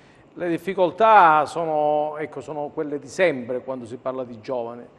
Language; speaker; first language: Italian; native; Italian